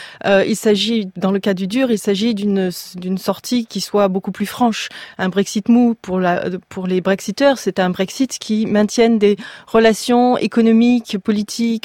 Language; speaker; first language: French; native; French